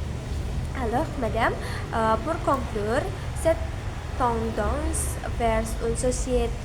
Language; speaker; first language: French; non-native, learner; Indonesian